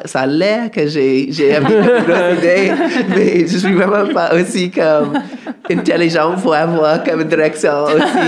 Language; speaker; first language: French; non-native, fluent; English